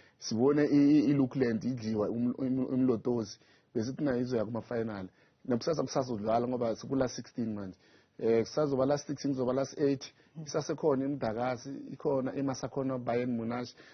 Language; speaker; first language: Zulu; non-native, local second language; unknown